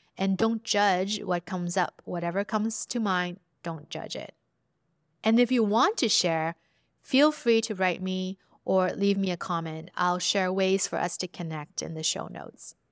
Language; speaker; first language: English; early bilingual, other home language; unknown